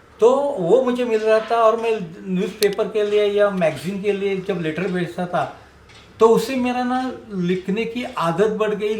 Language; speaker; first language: Hindi; non-native, local second language; Marathi